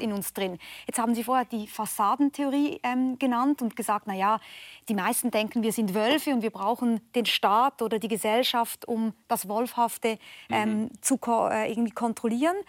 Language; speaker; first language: German; native; German